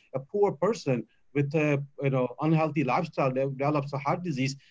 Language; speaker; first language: English; non-native, local second language; Gujarati